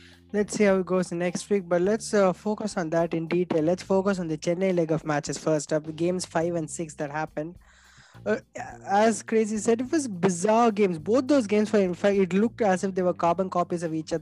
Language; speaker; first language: English; non-native, local second language; Tamil